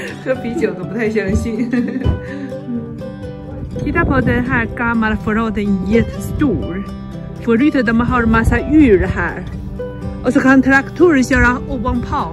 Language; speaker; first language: Swedish; non-native, learner; Chinese